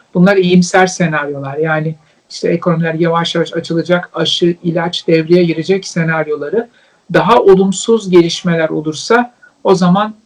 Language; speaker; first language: Turkish; native; Turkish